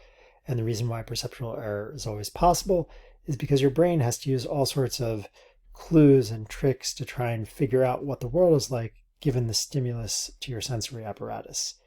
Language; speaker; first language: English; native; English